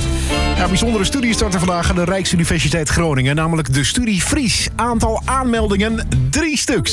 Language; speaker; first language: Dutch; native; Dutch